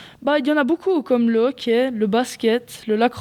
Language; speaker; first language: French; native; French